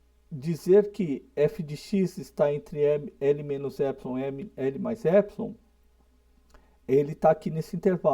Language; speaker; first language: Portuguese; native; Portuguese